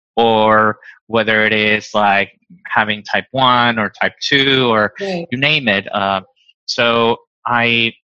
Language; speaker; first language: English; non-native, fluent; Spanish